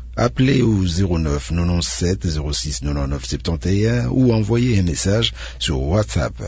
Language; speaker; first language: French; non-native, local second language; Lingala